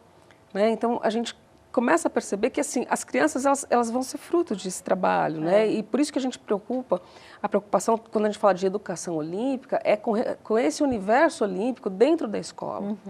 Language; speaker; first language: Portuguese; native; Portuguese